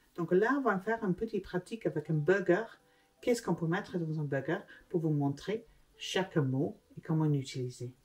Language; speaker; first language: French; non-native, learner; English